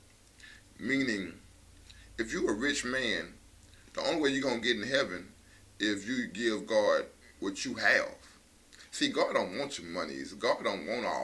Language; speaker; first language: English; native; English